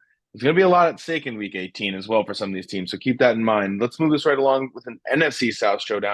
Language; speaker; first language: English; native; English